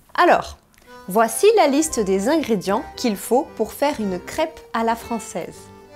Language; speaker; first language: French; non-native, fluent; Portuguese